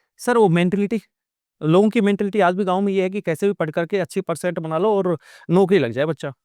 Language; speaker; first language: Hindi; native; Hindi